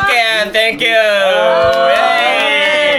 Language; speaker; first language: English; non-native, learner; Japanese